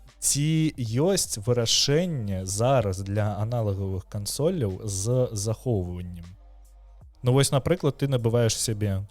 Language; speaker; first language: Belarusian; non-native, local second language; Russian